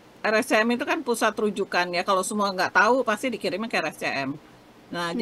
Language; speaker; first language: Indonesian; native; Indonesian